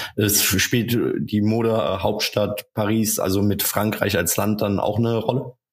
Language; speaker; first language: German; native; German